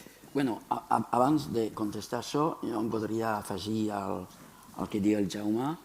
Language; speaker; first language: Catalan; non-native, fluent; French